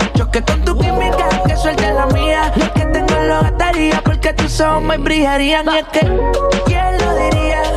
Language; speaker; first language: Spanish; native; Spanish